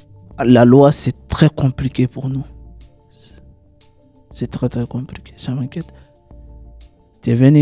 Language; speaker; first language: French; non-native, learner; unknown